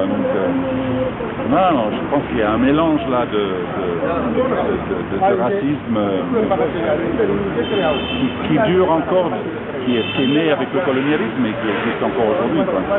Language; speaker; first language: French; non-native, fluent; English